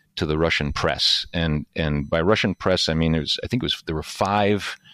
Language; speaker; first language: English; native; English